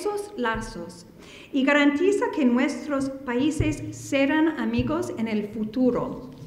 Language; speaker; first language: Spanish; non-native, fluent; English